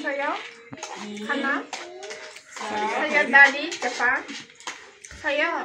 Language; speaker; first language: Indonesian; non-native, learner; Japanese